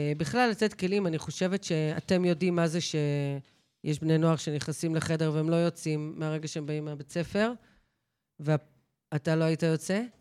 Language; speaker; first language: Hebrew; native; Hebrew